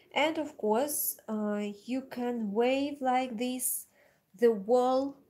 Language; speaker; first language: English; non-native, learner; Russian